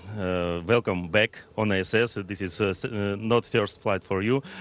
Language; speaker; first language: English; non-native, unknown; Russian